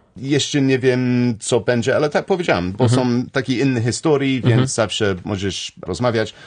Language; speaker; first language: Polish; non-native, learner; English